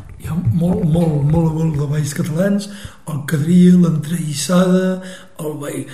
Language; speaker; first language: Catalan; native; Catalan